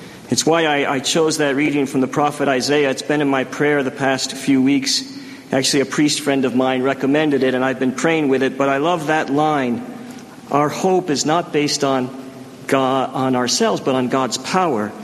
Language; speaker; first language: English; native; English